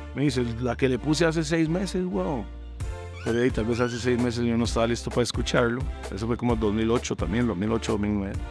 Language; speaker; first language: Spanish; native; Spanish